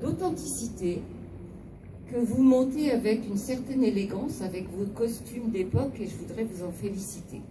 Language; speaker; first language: French; native; French